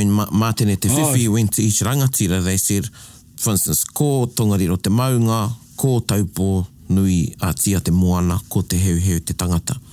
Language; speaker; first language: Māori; non-native, local second language; English